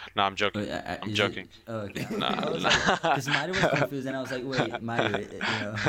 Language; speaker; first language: English; non-native, fluent; Romanian